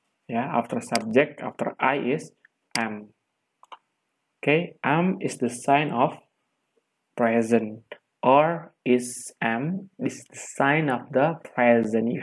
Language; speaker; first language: English; non-native, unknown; Indonesian